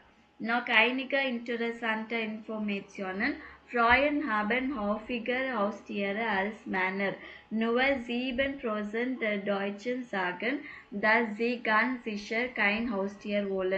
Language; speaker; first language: German; non-native, fluent; Tamil